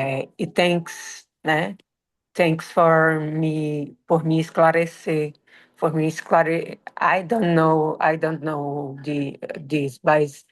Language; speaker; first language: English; non-native, learner; Portuguese